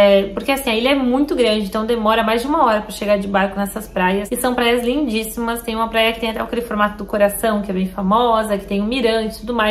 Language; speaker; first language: Portuguese; native; Portuguese